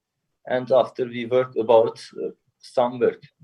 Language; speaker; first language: English; non-native, learner; Turkish